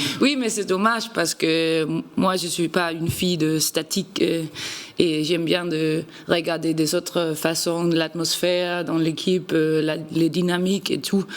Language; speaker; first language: French; non-native, learner; Danish